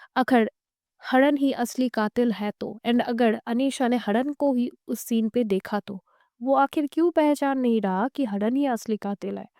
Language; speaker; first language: Hindi; non-native, local second language; Bangla